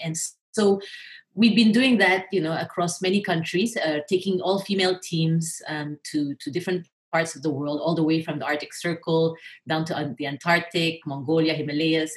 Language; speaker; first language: English; non-native, local second language; French